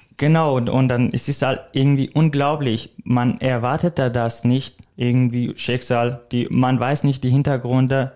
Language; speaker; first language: German; non-native, fluent; Kurdish